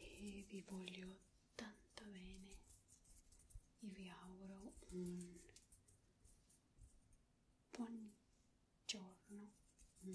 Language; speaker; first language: Italian; non-native, learner; Spanish